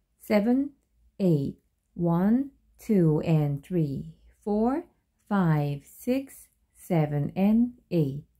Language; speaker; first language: English; non-native, fluent; Korean